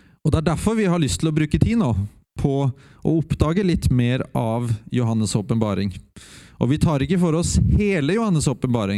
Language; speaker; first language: Norwegian; native; Norwegian